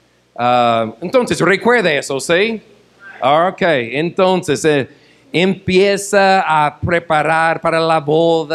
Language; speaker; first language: Spanish; non-native, fluent; English